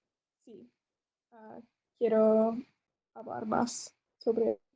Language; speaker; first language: Spanish; non-native, learner; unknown